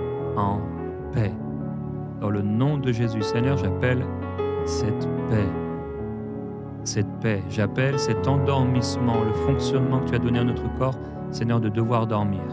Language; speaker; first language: French; native; French